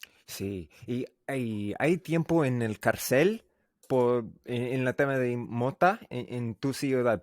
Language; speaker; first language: Spanish; non-native, learner; English